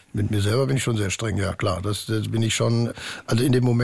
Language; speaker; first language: German; native; German